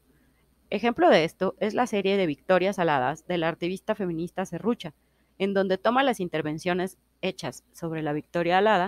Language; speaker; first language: Spanish; native; Spanish